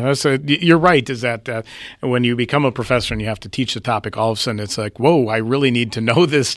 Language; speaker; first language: English; native; English